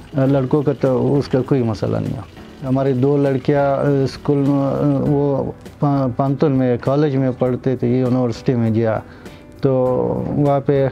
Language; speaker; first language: Hindi; non-native, learner; Pashto